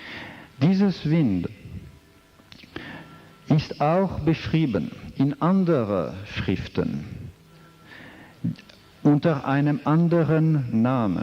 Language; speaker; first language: German; non-native, fluent; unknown